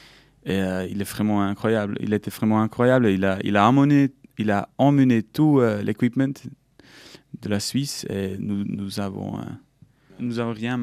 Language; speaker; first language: French; non-native, local second language; German